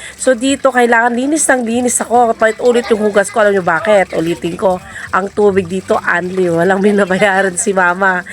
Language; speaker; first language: Filipino; non-native, local second language; Cebuano